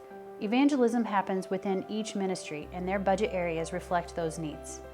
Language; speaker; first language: English; native; English